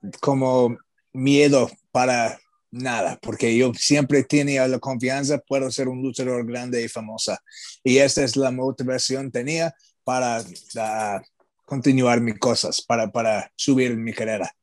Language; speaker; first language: Spanish; non-native, learner; English